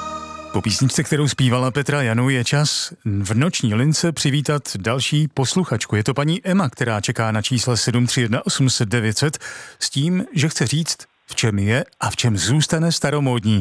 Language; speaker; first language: Czech; native; Czech